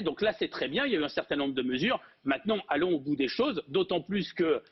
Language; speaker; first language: French; native; French